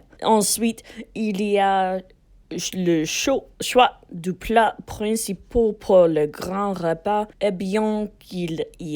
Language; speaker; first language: French; non-native, learner; English